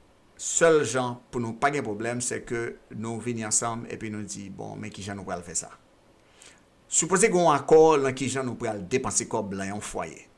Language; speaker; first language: French; non-native, local second language; Haitian Creole